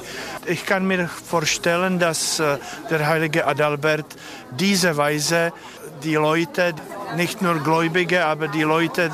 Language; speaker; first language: German; non-native, fluent; Czech